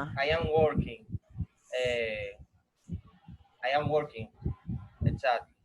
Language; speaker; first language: English; non-native, learner; Spanish